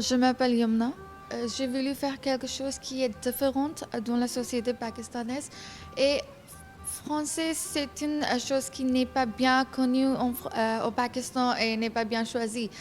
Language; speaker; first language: French; non-native, learner; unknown